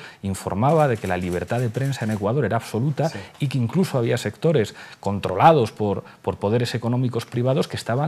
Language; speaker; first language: Spanish; native; Spanish